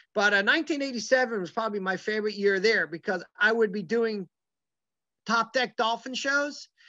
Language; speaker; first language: English; native; English